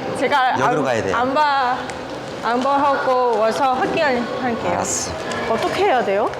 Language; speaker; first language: Korean; non-native, learner; Vietnamese